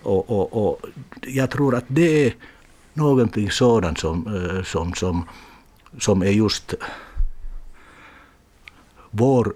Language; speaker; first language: Swedish; non-native, learner; Finnish